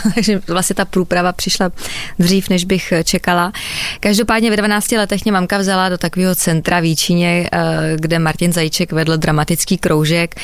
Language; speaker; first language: Czech; native; Czech